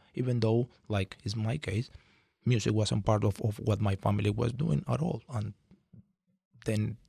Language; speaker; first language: English; non-native, fluent; Spanish